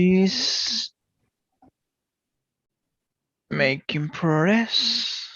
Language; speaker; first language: English; non-native, learner; Portuguese